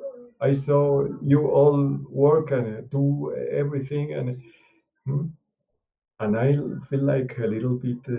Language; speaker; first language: English; non-native, learner; Spanish